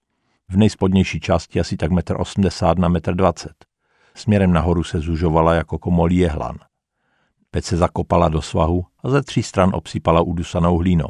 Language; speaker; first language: Czech; native; Czech